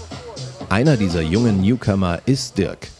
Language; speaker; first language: German; native; German